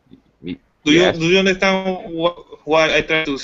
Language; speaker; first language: English; non-native, learner; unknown